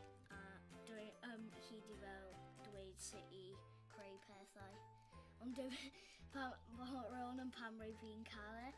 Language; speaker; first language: Welsh; non-native, local second language; English